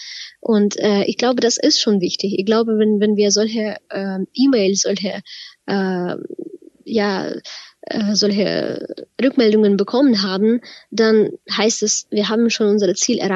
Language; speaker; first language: German; non-native, fluent; Ukrainian